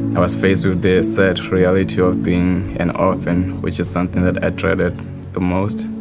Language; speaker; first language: English; non-native, local second language; Southern Sotho